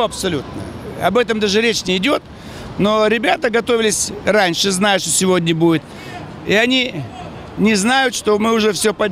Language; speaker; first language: Russian; native; Russian